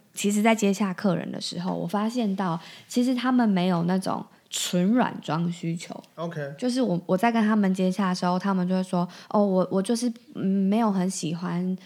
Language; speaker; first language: Chinese; native; Chinese